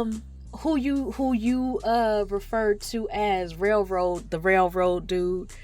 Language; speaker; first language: English; native; English